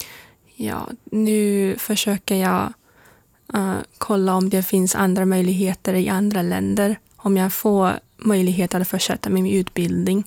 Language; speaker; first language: Swedish; non-native, fluent; Chinese